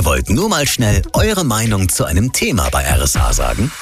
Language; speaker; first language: German; native; German